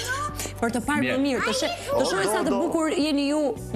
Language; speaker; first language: Albanian; native; Albanian